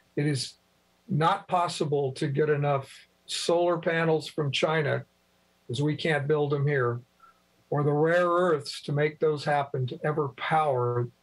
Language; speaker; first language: English; native; English